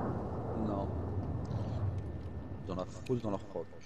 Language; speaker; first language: French; native; French